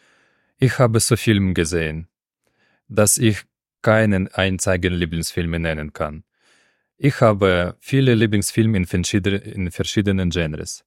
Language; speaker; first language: German; non-native, fluent; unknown